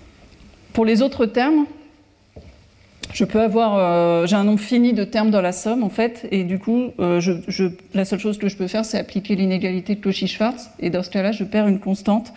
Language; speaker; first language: French; native; French